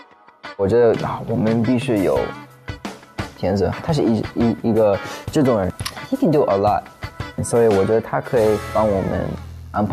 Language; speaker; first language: Chinese; non-native, fluent; English